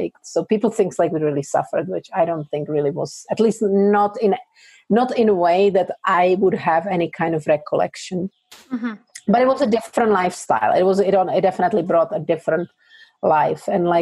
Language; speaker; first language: English; non-native, fluent; Czech